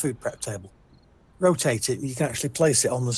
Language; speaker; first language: English; native; English